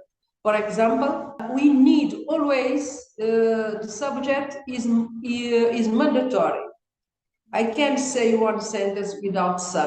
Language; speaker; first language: English; non-native, learner; Kabuverdianu